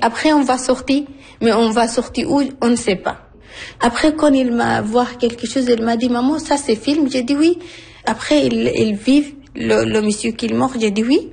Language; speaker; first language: French; non-native, learner; Arabic